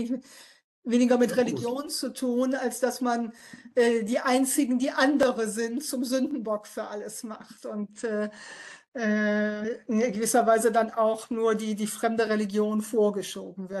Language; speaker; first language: German; native; German